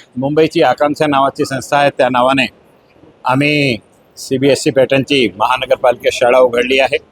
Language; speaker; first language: Marathi; non-native, local second language; Hindi